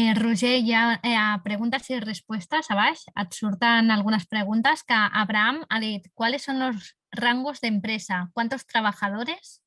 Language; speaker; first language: Spanish; non-native, local second language; Catalan